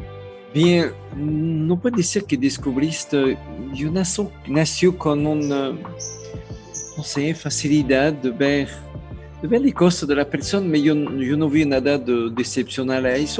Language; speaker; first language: Spanish; non-native, learner; French